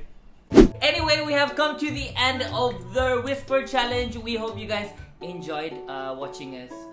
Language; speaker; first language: English; non-native, local second language; Malay